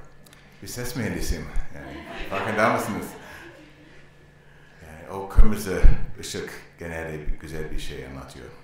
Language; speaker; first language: Turkish; non-native, learner; English